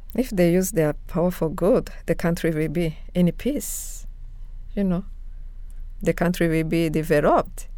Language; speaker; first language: English; non-native, local second language; Kinyarwanda